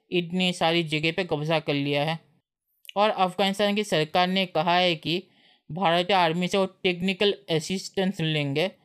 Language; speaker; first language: Hindi; native; Hindi